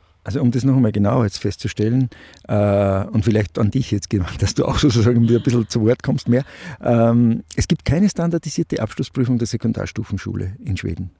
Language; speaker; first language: German; native; German